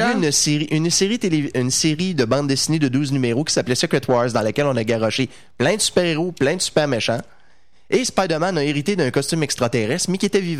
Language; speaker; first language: French; native; French